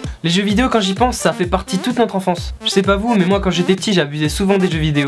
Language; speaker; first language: French; native; French